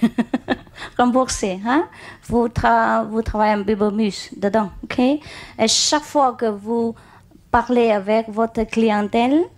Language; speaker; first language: French; non-native, learner; Vietnamese